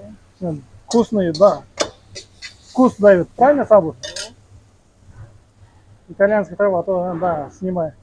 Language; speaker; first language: Russian; non-native, local second language; Kyrgyz